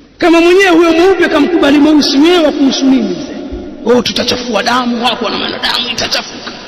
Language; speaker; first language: Swahili; native; Swahili